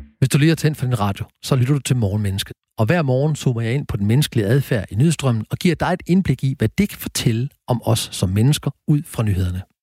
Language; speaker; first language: Danish; native; Danish